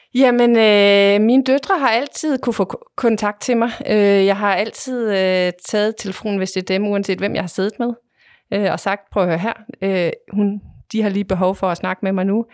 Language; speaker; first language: Danish; native; Danish